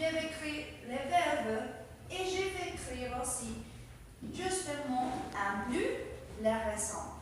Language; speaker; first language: French; non-native, fluent; Spanish